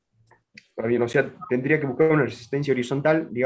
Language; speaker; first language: Spanish; native; Spanish